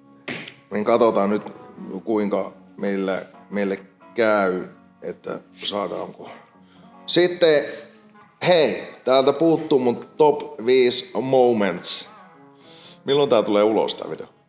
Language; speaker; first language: Finnish; native; Finnish